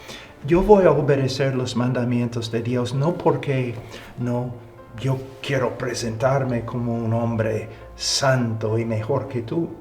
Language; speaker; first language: Spanish; non-native, fluent; English